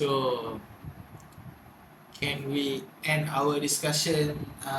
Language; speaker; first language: English; non-native, learner; Malay